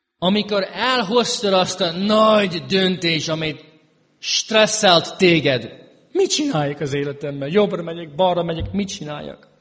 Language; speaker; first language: Hungarian; early bilingual, heritage; Hungarian